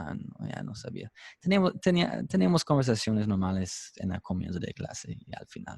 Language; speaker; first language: Spanish; non-native, fluent; English